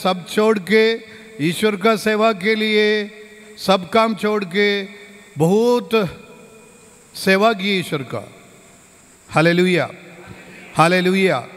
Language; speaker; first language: Hindi; non-native, local second language; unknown